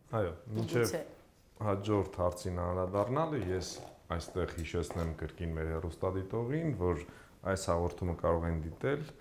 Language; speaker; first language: Armenian; native; Armenian